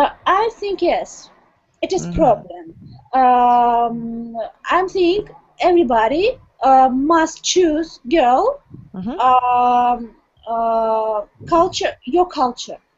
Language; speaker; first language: English; non-native, learner; Russian